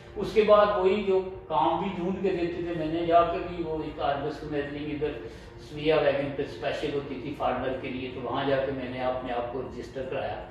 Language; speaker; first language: Urdu; non-native, local second language; Punjabi